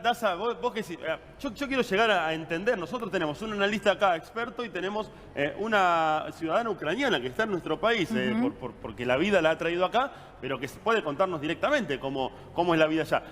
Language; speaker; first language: Spanish; native; Spanish